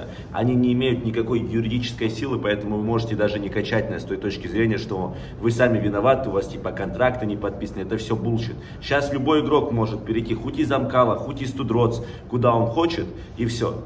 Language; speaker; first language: Russian; native; Russian